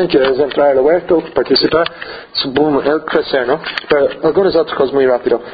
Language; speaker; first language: Spanish; non-native, learner; English